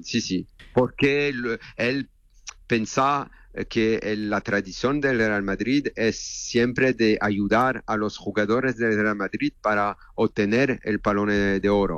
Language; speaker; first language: Spanish; non-native, learner; French